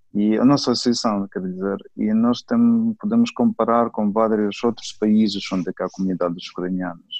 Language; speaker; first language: Portuguese; non-native, fluent; Ukrainian